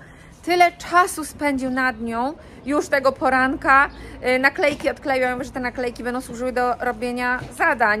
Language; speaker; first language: Polish; native; Polish